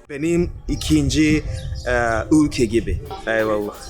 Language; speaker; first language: Turkish; non-native, learner; English